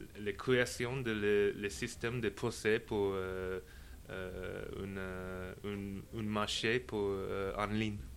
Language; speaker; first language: French; non-native, learner; English